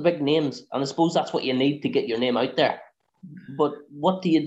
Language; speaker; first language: English; native; English